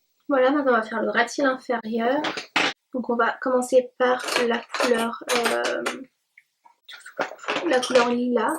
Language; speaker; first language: French; native; French